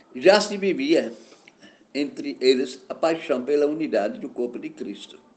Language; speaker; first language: Portuguese; non-native, fluent; German